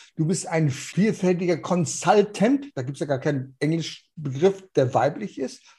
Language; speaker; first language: German; early bilingual, heritage; Danish